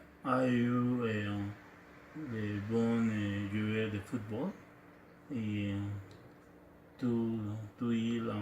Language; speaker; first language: French; non-native, learner; Spanish